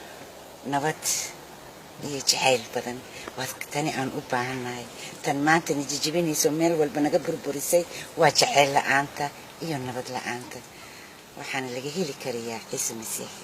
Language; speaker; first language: Somali; native; Somali